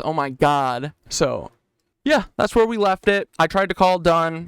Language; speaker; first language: English; native; English